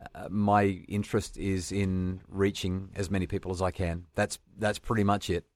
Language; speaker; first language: English; native; English